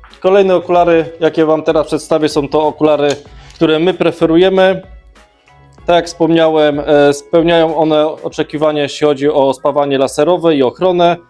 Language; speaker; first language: Polish; native; Polish